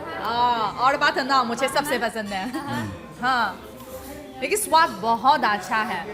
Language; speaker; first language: Hindi; non-native, fluent; Chinese